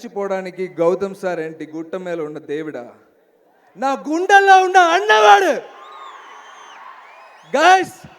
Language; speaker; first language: Telugu; non-native, learner; Malayalam